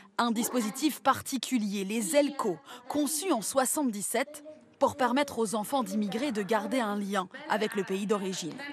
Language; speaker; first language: French; native; French